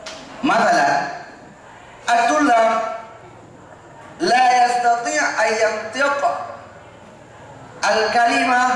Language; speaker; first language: Arabic; non-native, fluent; Indonesian